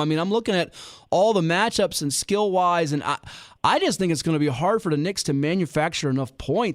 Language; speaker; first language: English; native; English